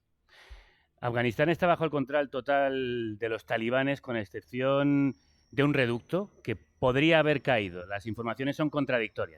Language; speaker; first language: Spanish; native; Spanish